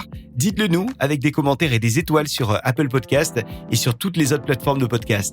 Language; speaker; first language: French; native; French